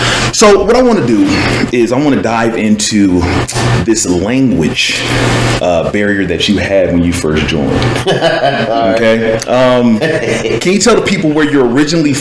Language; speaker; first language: English; native; English